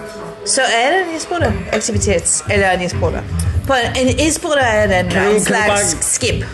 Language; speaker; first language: Danish; non-native, learner; English